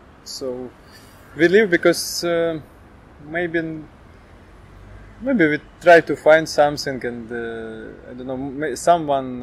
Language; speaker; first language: English; non-native, learner; Ukrainian